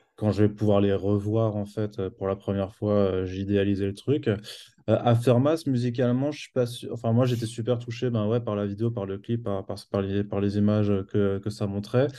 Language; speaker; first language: French; native; French